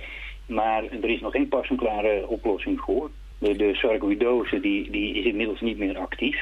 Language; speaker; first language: Dutch; native; Dutch